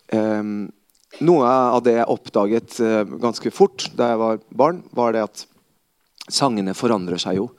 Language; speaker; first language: Norwegian; early bilingual, other home language; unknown